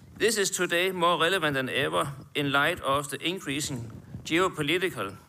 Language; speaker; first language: English; non-native, fluent; Danish